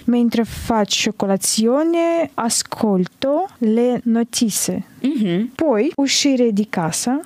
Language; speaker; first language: Italian; non-native, learner; Russian